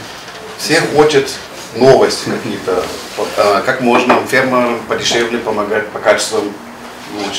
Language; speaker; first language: Russian; non-native, learner; German